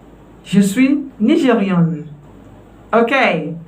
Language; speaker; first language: French; non-native, fluent; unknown